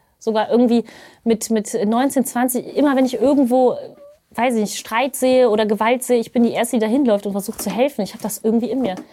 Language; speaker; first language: German; native; German